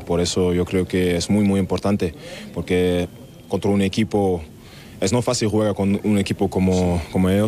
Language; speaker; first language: Spanish; non-native, learner; German